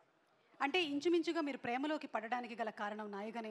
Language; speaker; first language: Telugu; native; Telugu